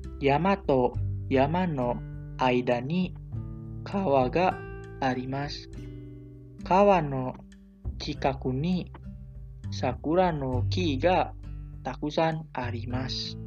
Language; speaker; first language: Japanese; non-native, learner; Indonesian